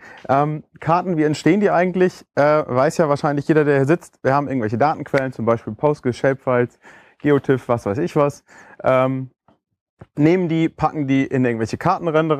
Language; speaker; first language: German; native; German